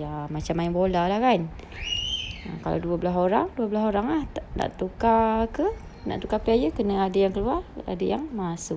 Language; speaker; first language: Malay; native; Malay